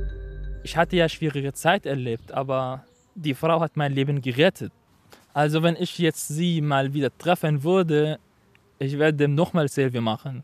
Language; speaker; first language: German; non-native, learner; Arabic